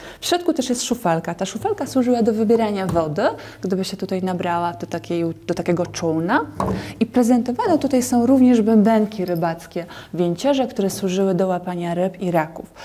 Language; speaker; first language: Polish; native; Polish